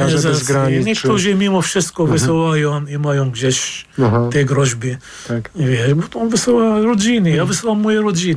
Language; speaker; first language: Polish; non-native, fluent; Arabic